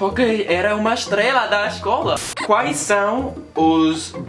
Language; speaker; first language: Portuguese; non-native, learner; English